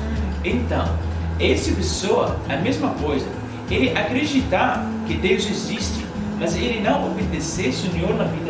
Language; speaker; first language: Portuguese; non-native, learner; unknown